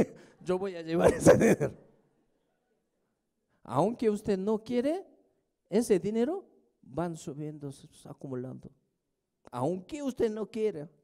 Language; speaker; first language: Spanish; non-native, fluent; Korean